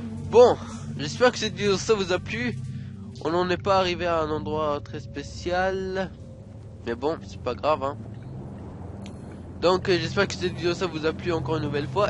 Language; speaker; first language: French; native; French